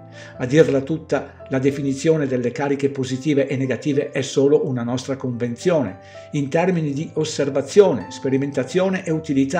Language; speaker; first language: Italian; native; Italian